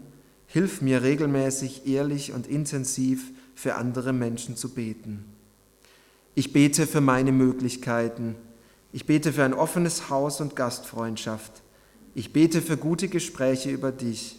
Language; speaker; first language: German; native; German